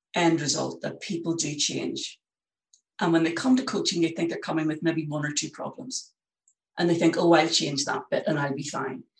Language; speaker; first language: English; native; English